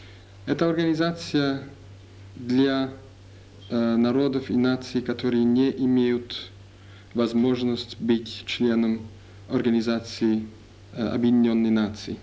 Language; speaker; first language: Russian; non-native, learner; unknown